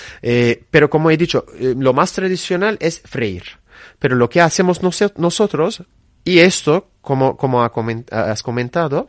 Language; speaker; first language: Spanish; non-native, fluent; Turkish